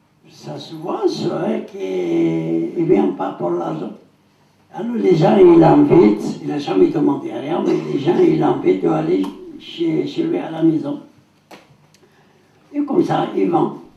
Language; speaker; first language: French; non-native, learner; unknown